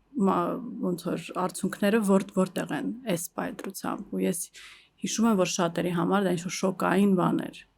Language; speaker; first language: Armenian; early bilingual, heritage; Armenian